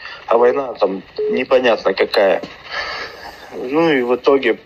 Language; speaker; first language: Russian; native; Russian